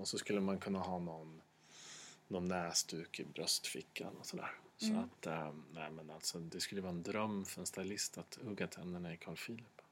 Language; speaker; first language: Swedish; native; Swedish